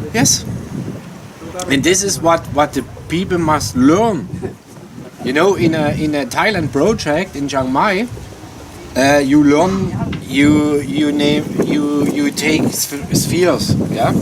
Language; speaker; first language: English; non-native, learner; German